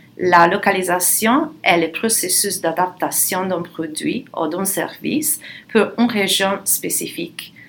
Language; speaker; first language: French; non-native, fluent; Italian